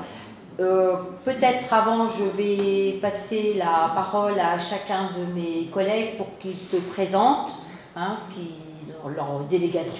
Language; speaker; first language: French; native; French